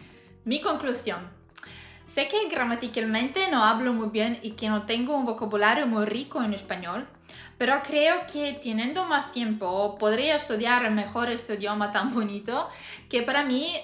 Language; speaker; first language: Spanish; non-native, fluent; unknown